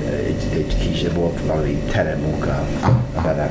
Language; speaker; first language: Hungarian; non-native, learner; English